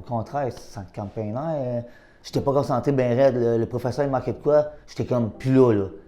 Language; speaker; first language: French; native; French